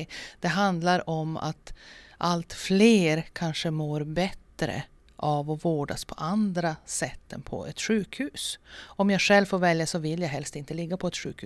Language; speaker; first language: Swedish; native; Swedish